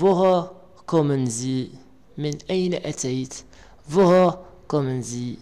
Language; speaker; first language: German; non-native, learner; Arabic